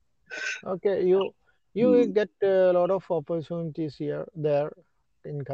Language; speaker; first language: English; non-native, learner; Malayalam